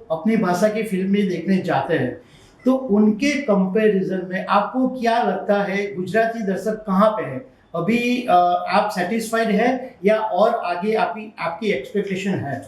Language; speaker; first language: Hindi; non-native, local second language; Gujarati